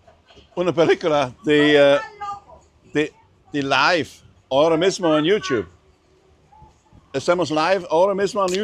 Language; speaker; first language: Spanish; non-native, learner; English